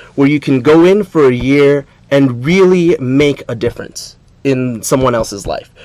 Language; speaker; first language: English; native; English